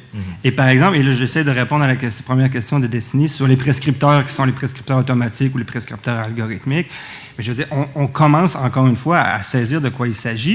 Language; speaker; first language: French; native; French